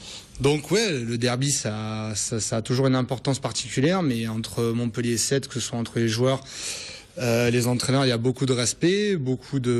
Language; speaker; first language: French; native; French